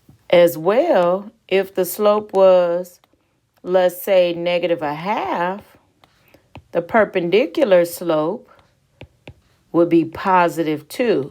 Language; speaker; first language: English; native; English